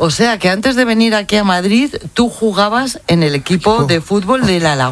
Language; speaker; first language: Spanish; native; Spanish